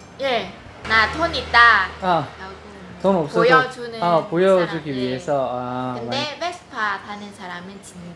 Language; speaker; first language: Korean; non-native, learner; Vietnamese